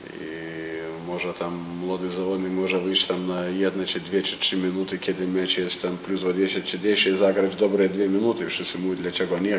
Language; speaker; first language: Polish; non-native, learner; Lithuanian